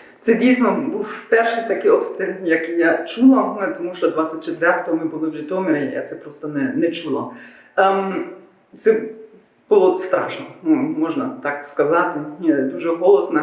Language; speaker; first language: Ukrainian; non-native, learner; German